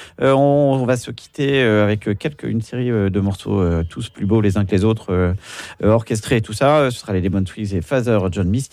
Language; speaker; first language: French; native; French